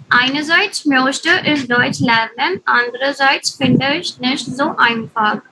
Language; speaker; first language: German; non-native, learner; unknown